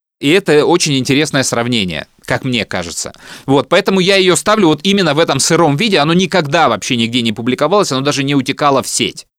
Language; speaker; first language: Russian; native; Russian